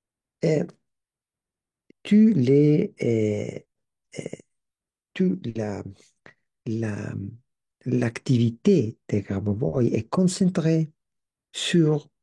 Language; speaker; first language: French; non-native, learner; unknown